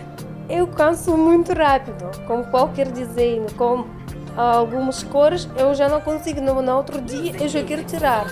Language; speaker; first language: Portuguese; non-native, learner; Russian